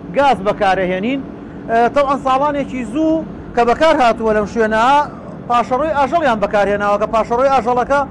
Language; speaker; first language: Central Kurdish; native; Central Kurdish